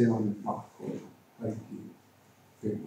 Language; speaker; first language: Finnish; non-native, learner; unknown